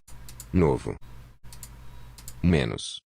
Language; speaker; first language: Portuguese; non-native, learner; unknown